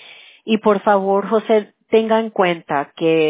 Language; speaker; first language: Spanish; early bilingual, heritage; English